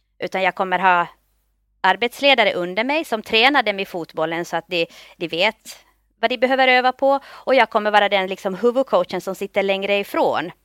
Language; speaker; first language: Swedish; native; Swedish